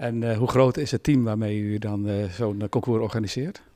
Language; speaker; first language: Dutch; native; Dutch